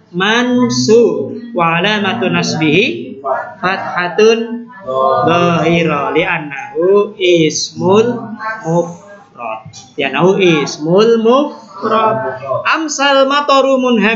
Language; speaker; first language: Arabic; non-native, fluent; Indonesian